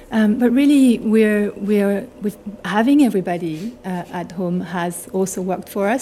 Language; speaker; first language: English; non-native, fluent; French